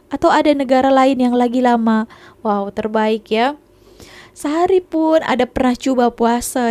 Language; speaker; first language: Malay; non-native, local second language; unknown